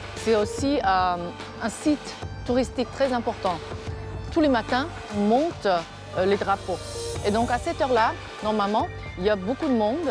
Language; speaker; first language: French; non-native, fluent; Chinese